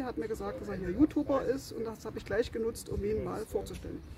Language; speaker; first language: German; native; German